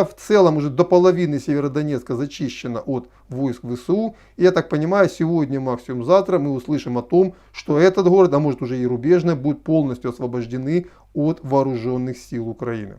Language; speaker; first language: Russian; native; Russian